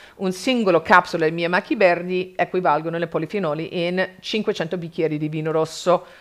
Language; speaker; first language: Italian; non-native, fluent; English